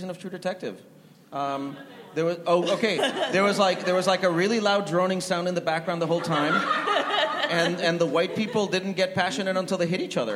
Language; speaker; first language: English; non-native, fluent; Spanish